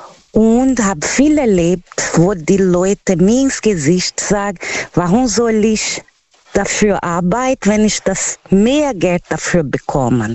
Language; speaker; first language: German; non-native, learner; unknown